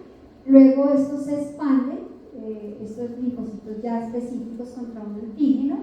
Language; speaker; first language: Spanish; native; Spanish